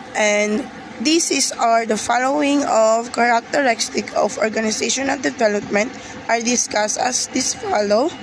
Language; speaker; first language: English; non-native, local second language; Filipino